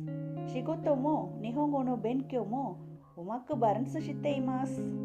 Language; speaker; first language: Japanese; non-native, learner; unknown